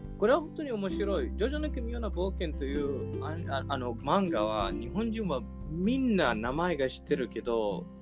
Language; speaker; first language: Japanese; non-native, learner; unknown